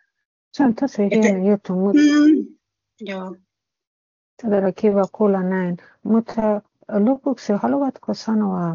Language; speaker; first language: Finnish; non-native, fluent; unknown